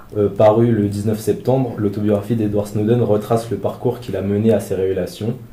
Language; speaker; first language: French; native; French